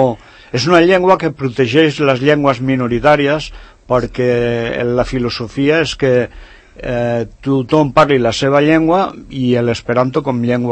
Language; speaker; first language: Catalan; non-native, local second language; Spanish